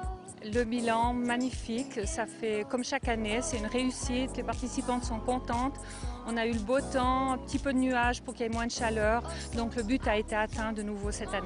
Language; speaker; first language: French; native; French